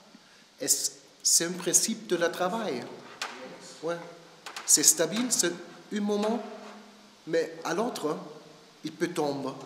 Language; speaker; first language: French; non-native, learner; German